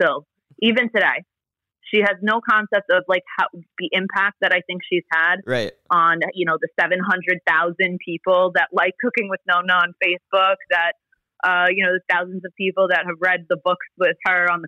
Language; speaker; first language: English; early bilingual, other home language; Italian